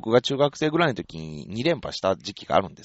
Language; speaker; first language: Japanese; native; Japanese